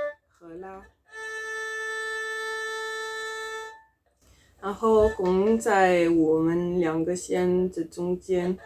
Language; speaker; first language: Chinese; non-native, learner; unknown